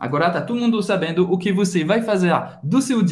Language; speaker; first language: Portuguese; non-native, fluent; French